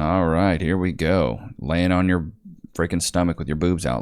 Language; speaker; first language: English; native; English